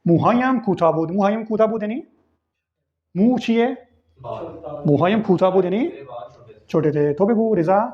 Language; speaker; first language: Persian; non-native, fluent; Urdu